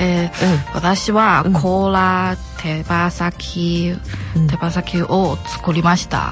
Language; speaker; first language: Japanese; non-native, learner; Chinese